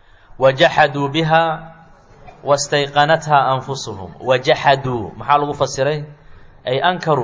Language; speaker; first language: Arabic; non-native, fluent; Somali